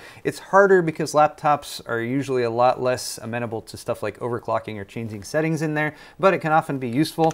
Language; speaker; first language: English; native; English